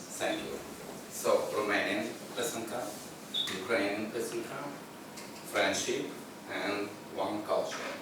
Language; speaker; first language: English; non-native, learner; Ukrainian